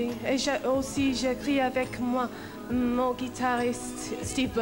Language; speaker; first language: French; non-native, learner; English